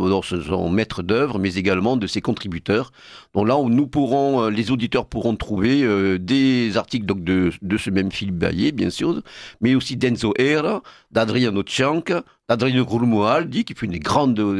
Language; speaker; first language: French; native; French